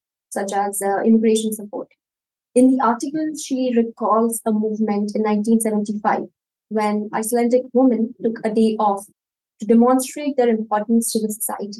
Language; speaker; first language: English; non-native, local second language; Hindi